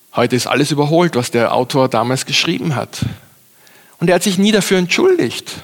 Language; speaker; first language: German; native; German